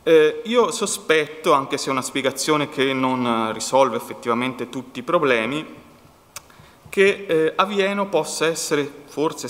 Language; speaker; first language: Italian; native; Italian